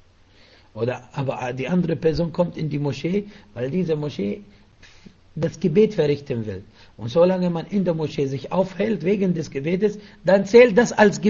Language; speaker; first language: German; non-native, fluent; Arabic